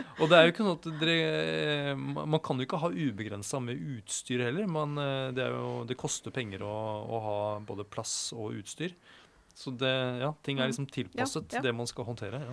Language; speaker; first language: Norwegian; native; Norwegian